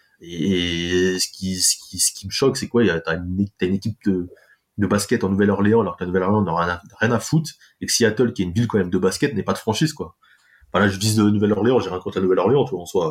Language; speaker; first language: French; native; French